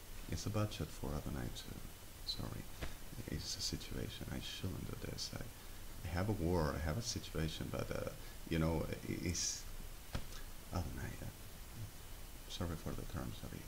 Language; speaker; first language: English; non-native, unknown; Spanish